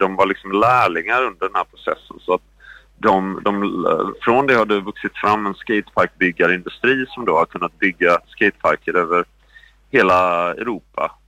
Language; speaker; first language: Swedish; native; Swedish